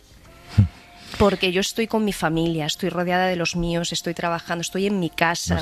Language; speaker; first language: Spanish; native; Spanish